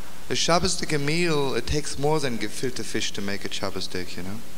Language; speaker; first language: English; native; English